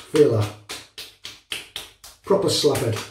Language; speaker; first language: English; native; English